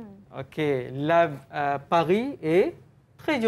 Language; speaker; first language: French; non-native, fluent; Malay